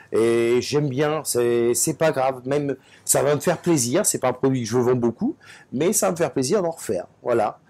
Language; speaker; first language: French; native; French